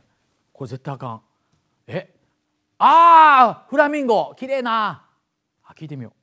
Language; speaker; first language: Japanese; native; Japanese